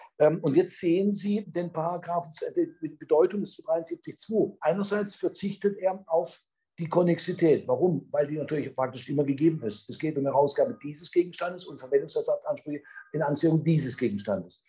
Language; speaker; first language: German; native; German